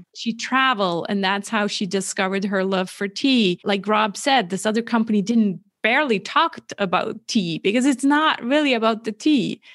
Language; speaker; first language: English; non-native, fluent; German